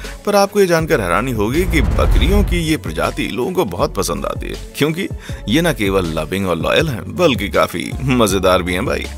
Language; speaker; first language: Hindi; native; Hindi